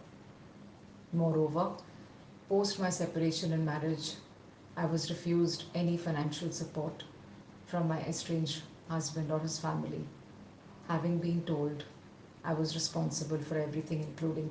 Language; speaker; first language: English; non-native, local second language; Telugu